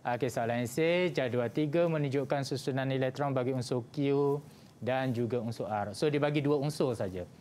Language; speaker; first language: Malay; native; Malay